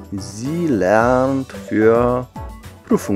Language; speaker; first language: German; non-native, fluent; Serbian